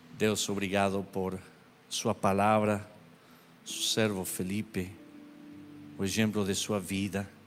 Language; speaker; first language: Portuguese; non-native, learner; Spanish